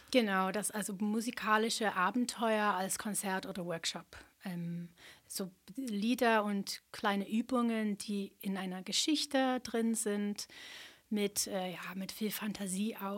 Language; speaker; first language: German; non-native, fluent; English